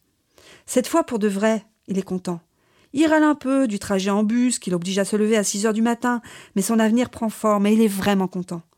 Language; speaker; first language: French; native; French